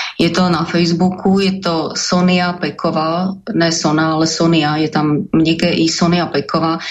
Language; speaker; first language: Czech; native; Czech